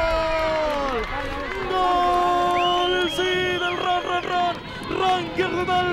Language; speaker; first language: Spanish; native; Spanish